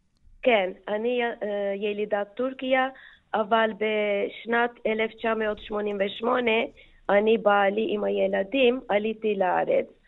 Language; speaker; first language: Hebrew; non-native, fluent; Turkish